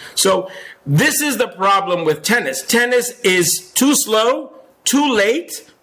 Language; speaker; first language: English; non-native, fluent; Spanish